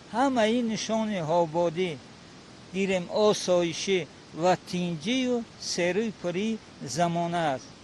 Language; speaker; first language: Tajik; non-native, local second language; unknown